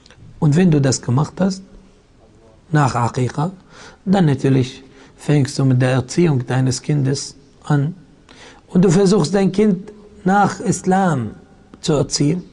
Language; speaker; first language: German; non-native, fluent; Arabic